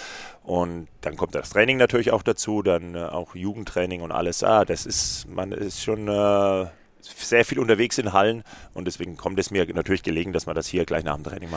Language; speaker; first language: German; native; German